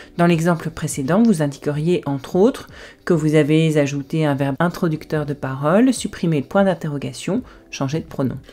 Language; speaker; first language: French; native; French